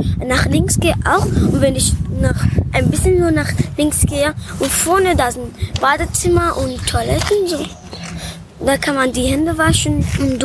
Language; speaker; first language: German; early bilingual, other home language; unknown